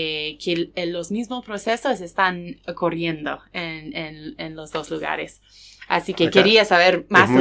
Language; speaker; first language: Spanish; non-native, fluent; English